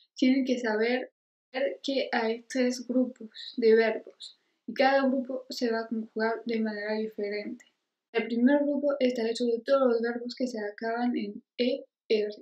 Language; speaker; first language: Spanish; non-native, fluent; French